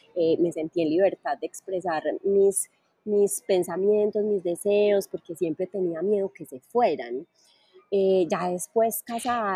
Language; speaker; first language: Spanish; native; Spanish